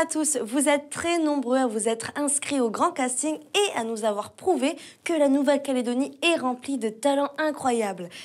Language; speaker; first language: French; native; French